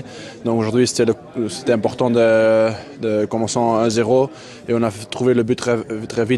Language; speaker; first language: French; non-native, fluent; Dutch